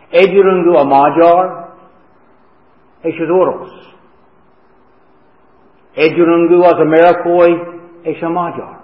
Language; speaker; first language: Hungarian; non-native, fluent; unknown